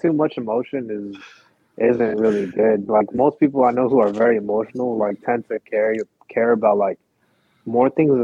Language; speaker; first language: English; early bilingual, other home language; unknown